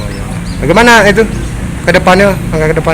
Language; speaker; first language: Indonesian; native; Indonesian